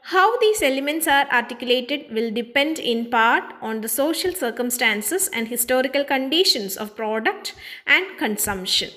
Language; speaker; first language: English; non-native, local second language; Malayalam